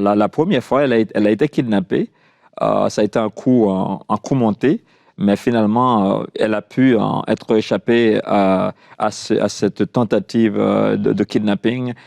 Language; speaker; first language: French; non-native, local second language; Haitian Creole